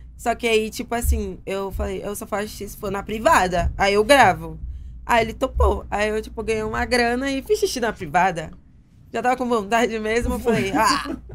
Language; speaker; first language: Portuguese; native; Portuguese